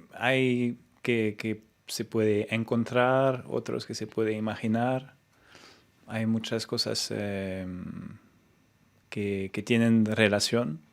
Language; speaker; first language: Spanish; non-native, fluent; French